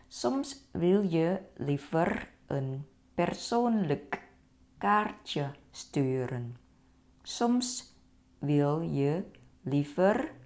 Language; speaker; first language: Dutch; non-native, fluent; Thai